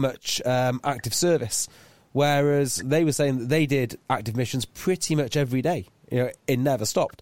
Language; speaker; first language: English; native; English